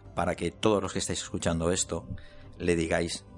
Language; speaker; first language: Spanish; native; Spanish